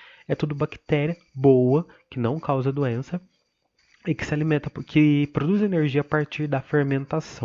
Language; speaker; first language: Portuguese; native; Portuguese